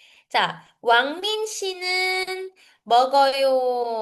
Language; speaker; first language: Korean; non-native, fluent; Filipino